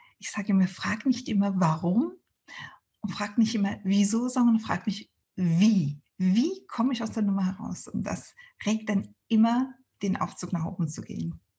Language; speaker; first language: German; non-native, fluent; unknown